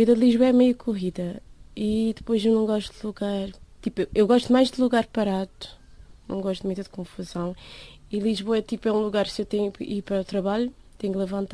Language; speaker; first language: Portuguese; non-native, local second language; Kabuverdianu